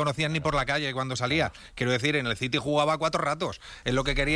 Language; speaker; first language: Spanish; native; Spanish